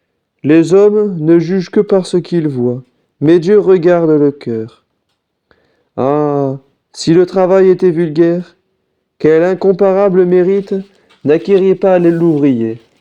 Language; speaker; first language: French; native; French